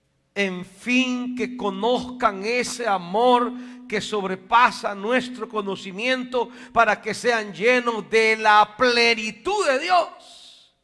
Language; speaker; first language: Spanish; native; Spanish